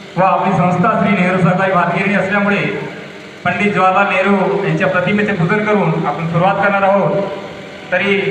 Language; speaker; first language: Marathi; native; Marathi